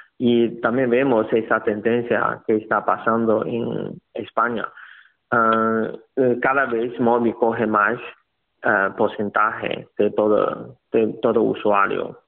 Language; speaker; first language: Spanish; non-native, learner; Chinese